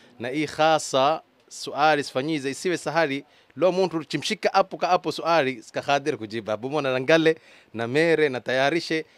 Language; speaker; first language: Swahili; native; Swahili